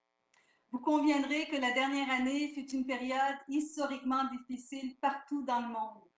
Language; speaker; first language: French; native; French